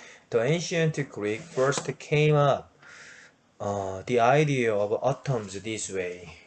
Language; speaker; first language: English; non-native, fluent; Korean